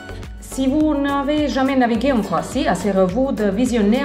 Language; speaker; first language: French; non-native, learner; Croatian